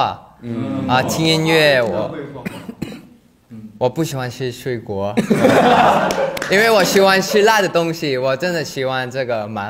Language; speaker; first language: Chinese; non-native, learner; Thai